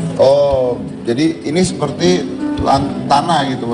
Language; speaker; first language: Indonesian; native; Indonesian